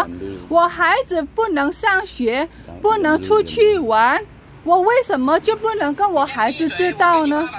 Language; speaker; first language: Chinese; non-native, fluent; Indonesian